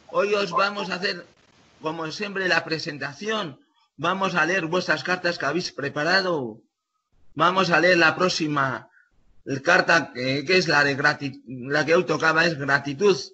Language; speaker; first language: Spanish; native; Spanish